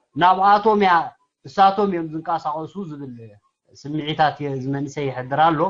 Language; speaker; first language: Tigrinya; native; Tigrinya